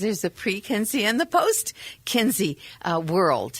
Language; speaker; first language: English; native; English